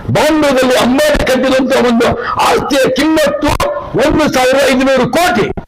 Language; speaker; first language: Kannada; non-native, local second language; Urdu